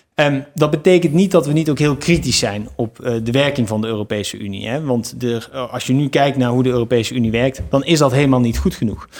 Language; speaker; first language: Dutch; native; Dutch